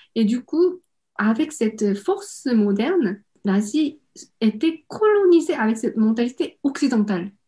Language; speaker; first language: French; non-native, fluent; Korean